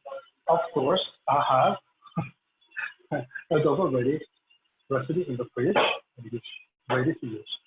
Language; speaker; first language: English; non-native, fluent; Italian